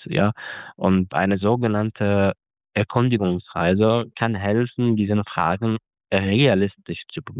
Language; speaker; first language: German; non-native, fluent; Arabic